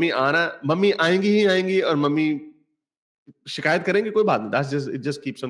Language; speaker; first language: Hindi; native; Hindi